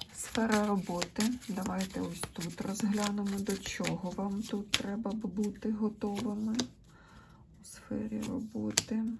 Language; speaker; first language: Ukrainian; non-native, local second language; Russian